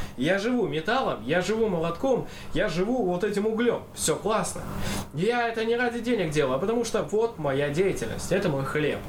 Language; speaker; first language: Russian; non-native, local second language; Kazakh